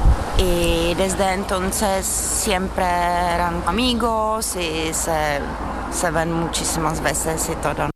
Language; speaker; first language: Spanish; non-native, learner; Czech